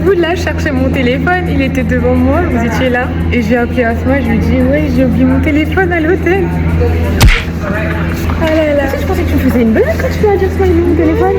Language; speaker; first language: French; native; French